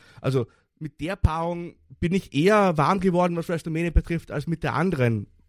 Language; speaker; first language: German; native; German